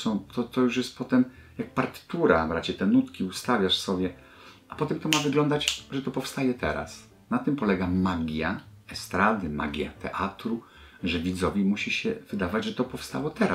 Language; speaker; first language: Polish; native; Polish